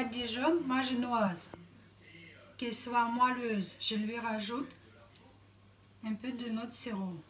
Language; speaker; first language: French; non-native, fluent; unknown